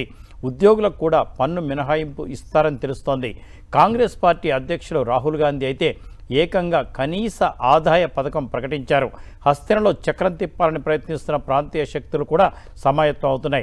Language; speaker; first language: Telugu; native; Telugu